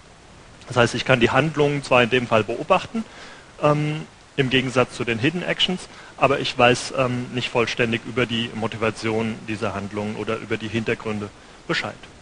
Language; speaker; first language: German; native; German